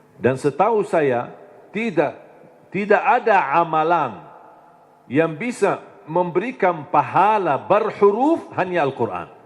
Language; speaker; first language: Indonesian; non-native, fluent; Arabic